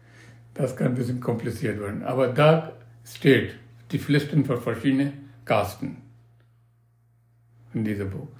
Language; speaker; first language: German; non-native, learner; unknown